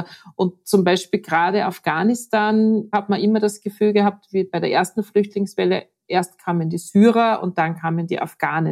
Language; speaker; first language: German; native; German